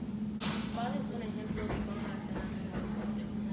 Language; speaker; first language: Spanish; non-native, learner; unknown